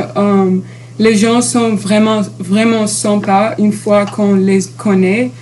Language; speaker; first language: French; non-native, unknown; Arabic